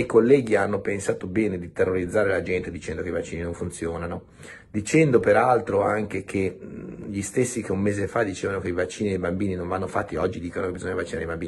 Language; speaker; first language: Italian; native; Italian